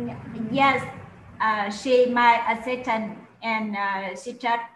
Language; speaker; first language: English; non-native, learner; Vietnamese